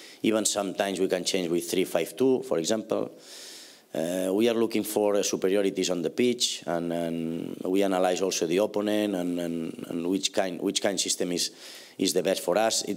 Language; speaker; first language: English; non-native, fluent; Catalan